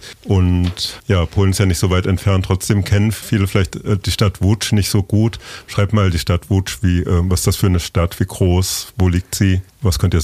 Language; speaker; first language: German; native; German